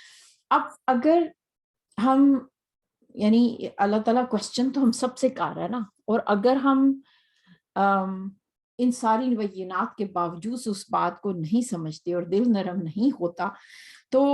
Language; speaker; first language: Urdu; native; Urdu